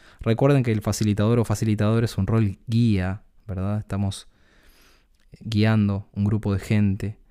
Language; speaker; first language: Spanish; native; Spanish